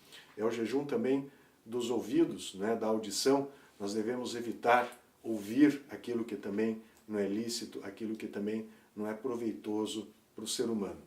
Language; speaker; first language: Portuguese; native; Portuguese